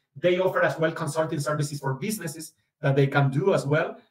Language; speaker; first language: English; non-native, fluent; Spanish